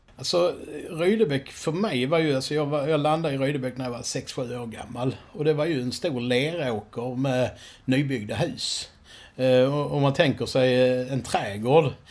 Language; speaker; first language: Swedish; native; Swedish